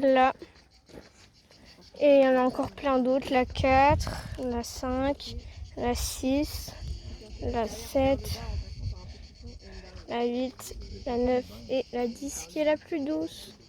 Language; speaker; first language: French; native; French